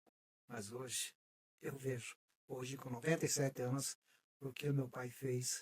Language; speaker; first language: Portuguese; native; Portuguese